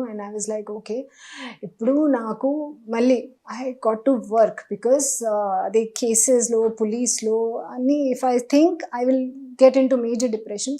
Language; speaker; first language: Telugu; non-native, local second language; Hindi